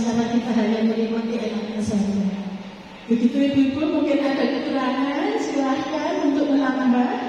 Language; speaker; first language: Indonesian; native; Indonesian